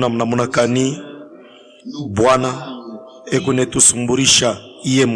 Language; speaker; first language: Swahili; native; Swahili